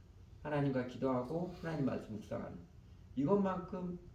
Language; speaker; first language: Korean; native; Korean